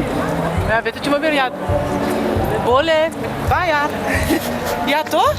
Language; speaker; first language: Indonesian; early bilingual, heritage; Indonesian